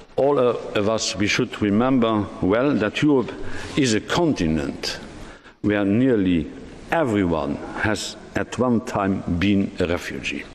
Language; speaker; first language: English; non-native, fluent; Luxembourgish